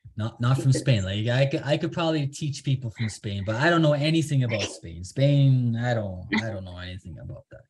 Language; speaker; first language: English; native; English